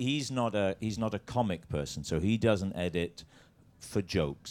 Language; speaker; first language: English; native; English